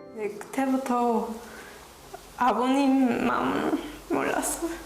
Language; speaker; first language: Korean; non-native, learner; Spanish